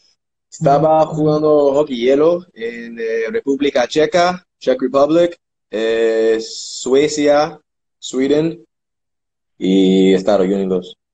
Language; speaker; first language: Spanish; non-native, learner; English